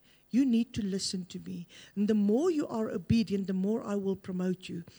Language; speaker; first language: English; non-native, local second language; Afrikaans